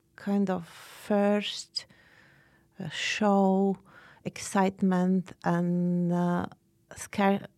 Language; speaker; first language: English; non-native, fluent; Latvian